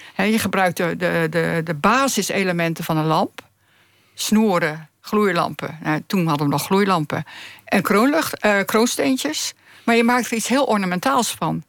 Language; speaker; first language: Dutch; native; Dutch